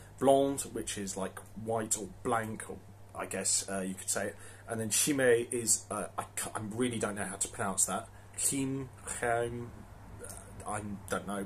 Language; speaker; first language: English; native; English